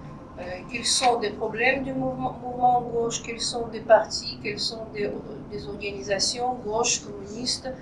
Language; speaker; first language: French; non-native, fluent; Russian